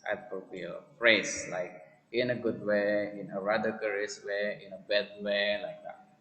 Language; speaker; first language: English; non-native, fluent; Indonesian